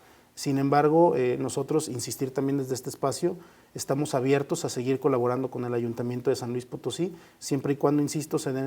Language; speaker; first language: Spanish; native; Spanish